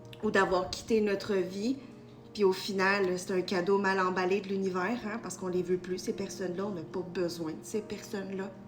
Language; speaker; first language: French; native; French